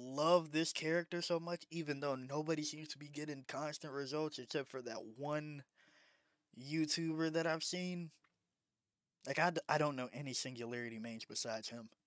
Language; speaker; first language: English; native; English